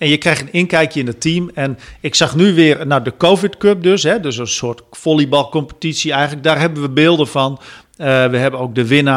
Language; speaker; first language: Dutch; native; Dutch